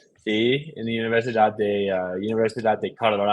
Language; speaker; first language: Spanish; non-native, learner; English